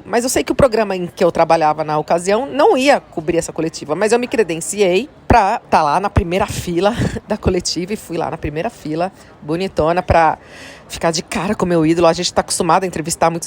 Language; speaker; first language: Portuguese; native; Portuguese